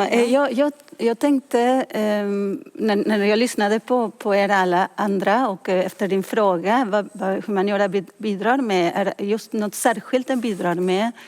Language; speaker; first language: Swedish; non-native, fluent; Spanish